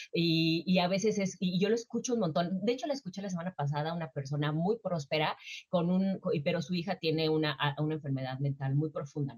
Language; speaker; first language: Spanish; native; Spanish